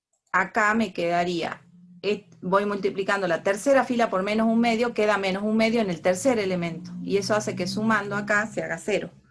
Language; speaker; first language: Spanish; native; Spanish